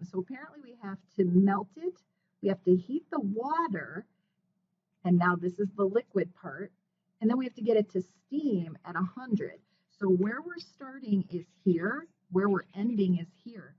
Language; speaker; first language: English; native; English